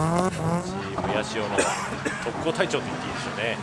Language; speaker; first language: Japanese; native; Japanese